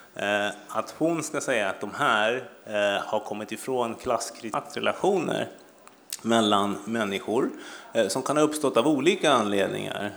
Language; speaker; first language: Swedish; early bilingual, other home language; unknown